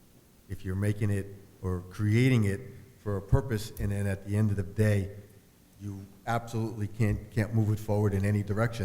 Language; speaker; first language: English; native; English